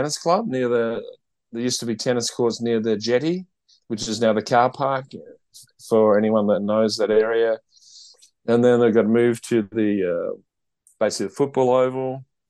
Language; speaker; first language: English; native; English